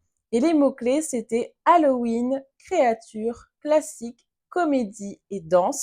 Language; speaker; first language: French; native; French